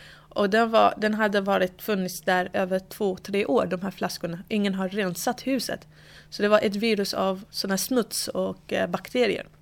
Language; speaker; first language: Swedish; early bilingual, other home language; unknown